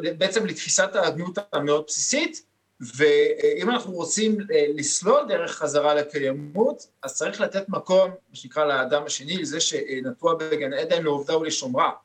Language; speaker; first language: Hebrew; non-native, fluent; French